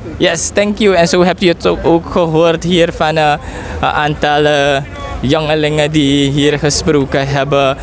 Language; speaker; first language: Dutch; native; Dutch